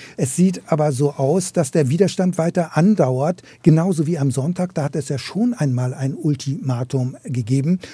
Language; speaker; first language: German; native; German